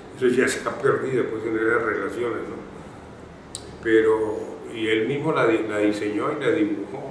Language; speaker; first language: Spanish; native; Spanish